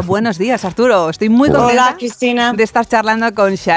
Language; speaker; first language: Spanish; native; Spanish